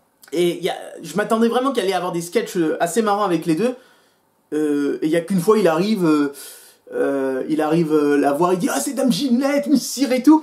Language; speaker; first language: French; native; French